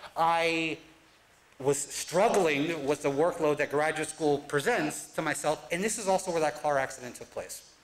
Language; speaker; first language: English; native; English